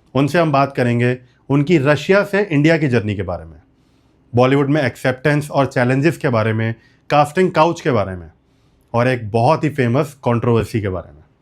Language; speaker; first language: Hindi; native; Hindi